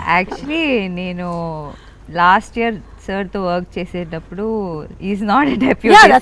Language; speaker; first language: Telugu; non-native, learner; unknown